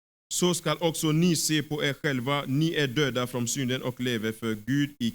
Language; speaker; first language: Swedish; non-native, fluent; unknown